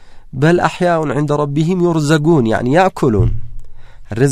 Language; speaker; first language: Arabic; native; Arabic